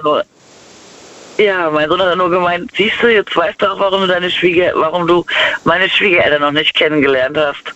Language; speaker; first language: German; native; German